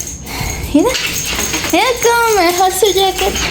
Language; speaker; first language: Spanish; early bilingual, heritage; Spanish